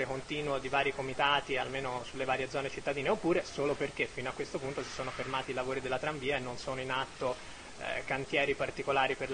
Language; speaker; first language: Italian; native; Italian